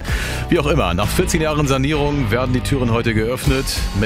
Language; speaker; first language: German; native; German